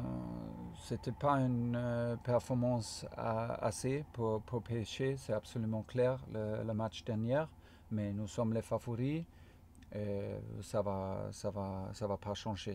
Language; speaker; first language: French; non-native, fluent; German